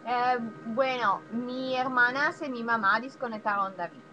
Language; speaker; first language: Spanish; non-native, learner; Italian